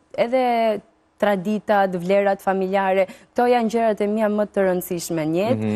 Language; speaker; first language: Albanian; early bilingual, heritage; Albanian